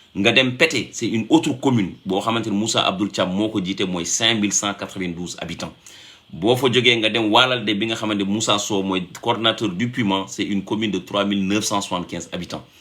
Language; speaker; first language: Wolof; non-native, local second language; Fula